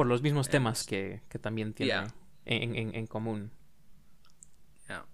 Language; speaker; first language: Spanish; non-native, learner; English